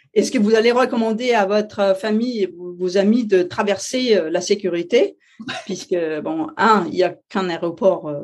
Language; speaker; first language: French; non-native, fluent; Danish